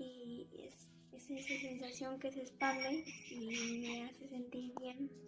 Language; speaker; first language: Spanish; native; Spanish